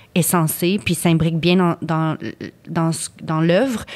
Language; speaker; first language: French; native; French